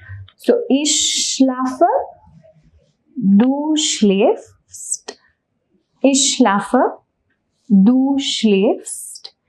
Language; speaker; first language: German; non-native, fluent; English